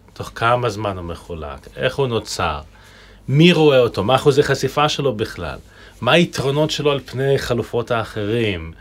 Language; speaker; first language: Hebrew; non-native, fluent; Russian